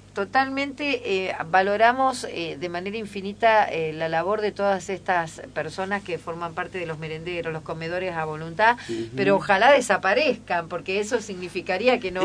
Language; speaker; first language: Spanish; native; Spanish